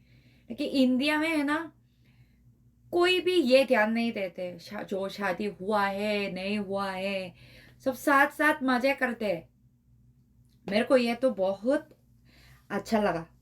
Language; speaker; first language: Hindi; non-native, learner; Korean